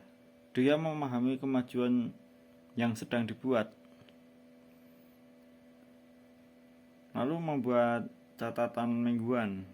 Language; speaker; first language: Indonesian; native; Indonesian